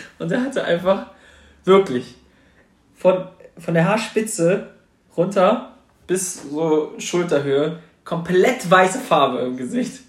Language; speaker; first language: German; early bilingual, other home language; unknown